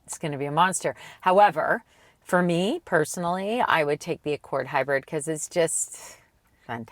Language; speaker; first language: English; native; English